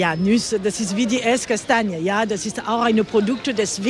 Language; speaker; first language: German; non-native, learner; French